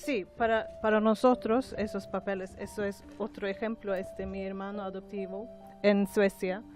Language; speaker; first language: Spanish; non-native, learner; Swedish